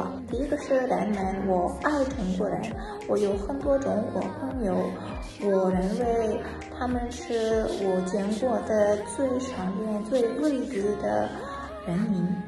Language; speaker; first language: Chinese; non-native, learner; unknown